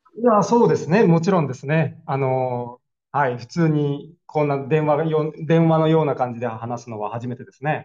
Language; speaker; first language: Japanese; native; Japanese